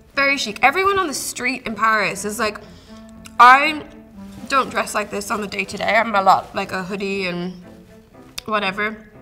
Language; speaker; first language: English; native; English